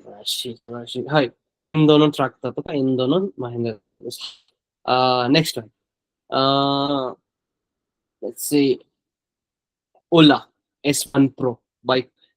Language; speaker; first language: Japanese; non-native, learner; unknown